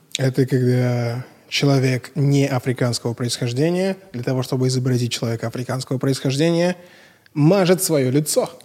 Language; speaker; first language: Russian; native; Russian